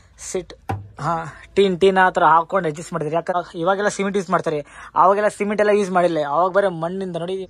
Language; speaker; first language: Kannada; non-native, local second language; Urdu